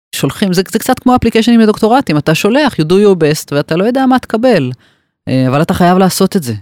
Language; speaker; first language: Hebrew; native; Hebrew